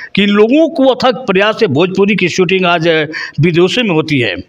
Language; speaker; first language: Hindi; non-native, local second language; Bhojpuri